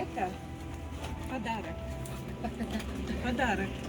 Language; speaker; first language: Russian; non-native, learner; Macedonian